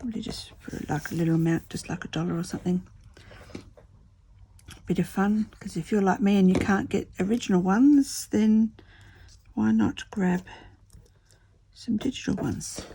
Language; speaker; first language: English; native; English